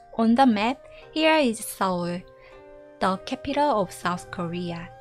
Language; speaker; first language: English; non-native, fluent; Korean